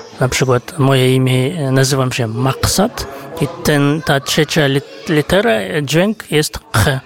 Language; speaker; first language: Polish; non-native, fluent; Kazakh